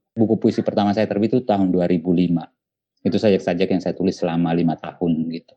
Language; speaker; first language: Indonesian; non-native, local second language; Buginese